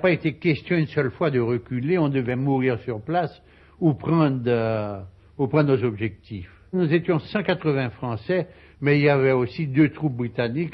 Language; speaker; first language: French; native; French